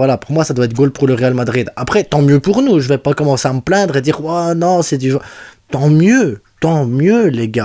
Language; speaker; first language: French; native; French